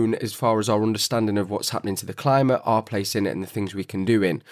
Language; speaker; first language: English; native; English